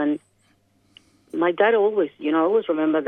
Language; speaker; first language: English; non-native, fluent; Spanish